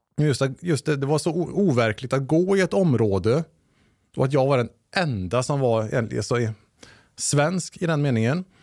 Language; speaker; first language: Swedish; native; Swedish